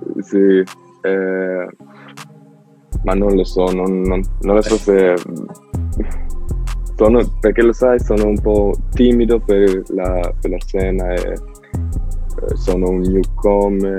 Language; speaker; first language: Italian; non-native, learner; Albanian